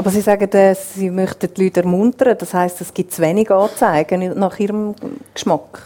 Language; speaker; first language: German; native; German